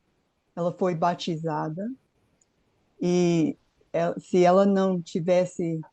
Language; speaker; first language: Portuguese; non-native, fluent; English